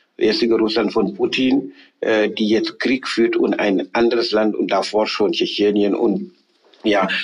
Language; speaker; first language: German; non-native, fluent; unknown